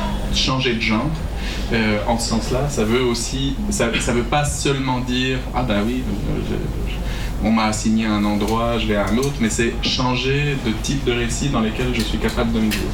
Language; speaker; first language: French; native; French